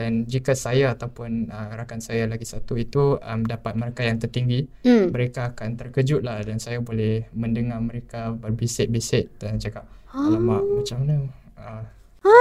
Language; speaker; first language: Malay; native; Malay